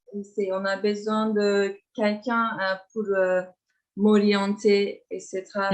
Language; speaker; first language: French; non-native, fluent; Turkish